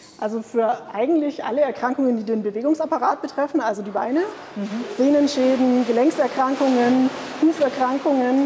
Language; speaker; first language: German; native; German